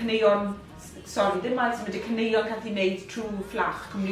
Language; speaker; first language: Welsh; native; Welsh